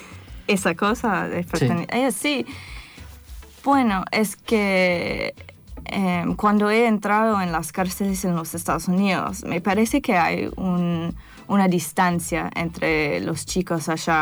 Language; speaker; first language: Spanish; non-native, fluent; English